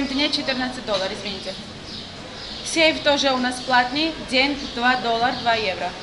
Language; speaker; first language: Russian; non-native, learner; Turkish